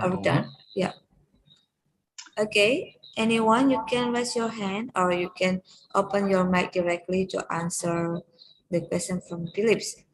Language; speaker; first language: English; non-native, learner; Indonesian